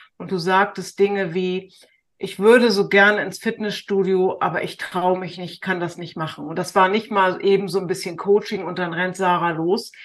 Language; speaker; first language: German; native; German